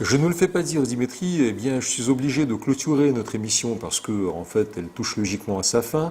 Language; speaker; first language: French; non-native, fluent; Russian